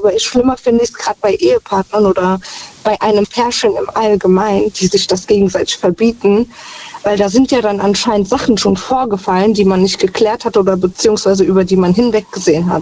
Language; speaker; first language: German; native; German